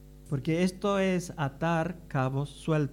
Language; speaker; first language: Spanish; native; Spanish